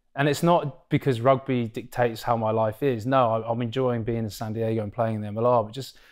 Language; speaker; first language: English; native; English